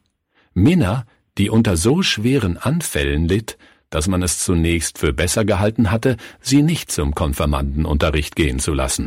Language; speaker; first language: German; native; German